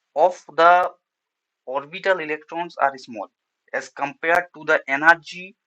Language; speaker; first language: English; non-native, local second language; Bangla